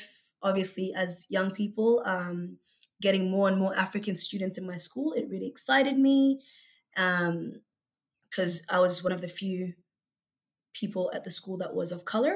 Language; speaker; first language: English; early bilingual, other home language; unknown